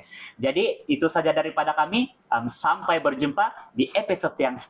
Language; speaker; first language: Malay; native; Malay